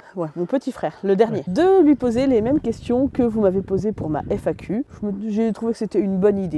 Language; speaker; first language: French; native; French